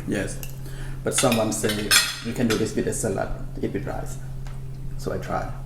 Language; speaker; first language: English; non-native, learner; Thai